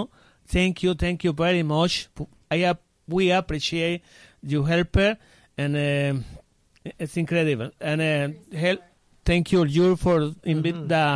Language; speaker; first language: English; non-native, learner; Spanish